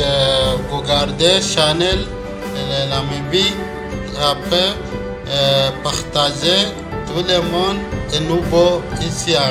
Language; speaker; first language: French; non-native, learner; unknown